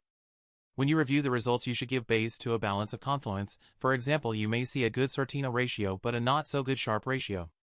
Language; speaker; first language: English; non-native, fluent; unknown